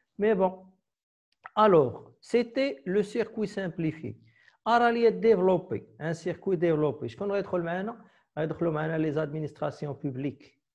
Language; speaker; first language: French; non-native, local second language; Arabic